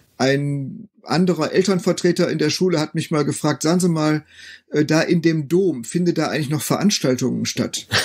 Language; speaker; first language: German; native; German